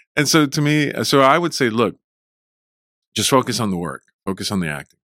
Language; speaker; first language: English; early bilingual, other home language; Spanish